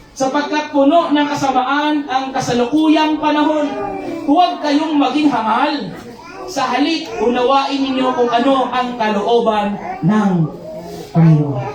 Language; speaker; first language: Filipino; non-native, local second language; Cebuano